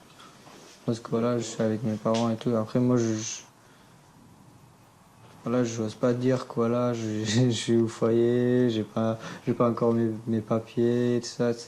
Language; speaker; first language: French; non-native, fluent; Persian